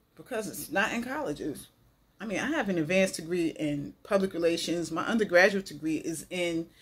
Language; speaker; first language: English; native; English